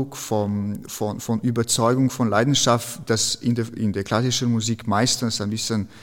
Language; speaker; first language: German; non-native, fluent; Slovenian